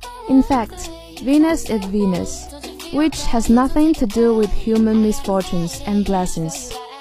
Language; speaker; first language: English; non-native, fluent; Chinese